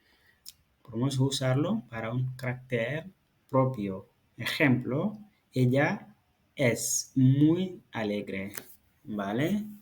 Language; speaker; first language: Spanish; non-native, fluent; Fula